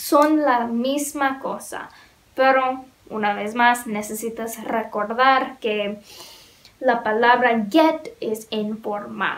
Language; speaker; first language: Spanish; non-native, learner; English